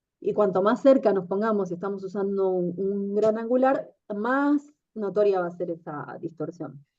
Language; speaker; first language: Spanish; native; Spanish